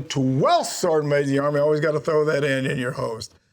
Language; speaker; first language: English; native; English